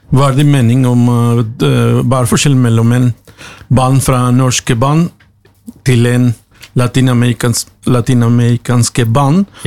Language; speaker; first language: Norwegian; non-native, learner; Spanish